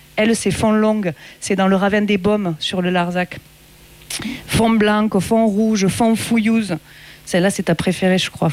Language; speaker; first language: French; native; French